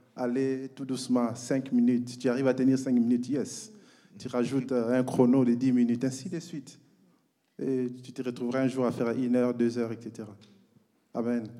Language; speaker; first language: French; non-native, local second language; Lingala